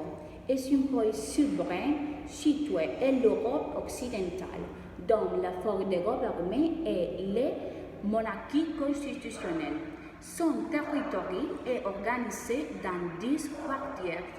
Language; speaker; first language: French; non-native, learner; Spanish